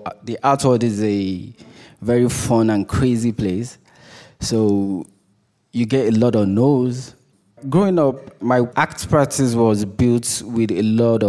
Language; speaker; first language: English; non-native, local second language; Yoruba